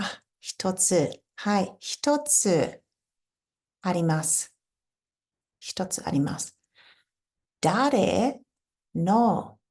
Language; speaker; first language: Japanese; non-native, fluent; English